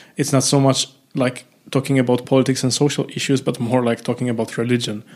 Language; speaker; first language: English; non-native, fluent; Polish